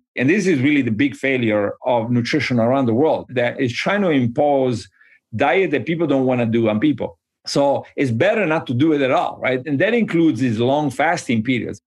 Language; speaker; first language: English; non-native, fluent; Italian